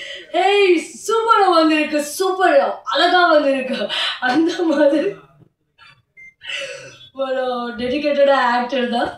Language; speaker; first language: Tamil; non-native, learner; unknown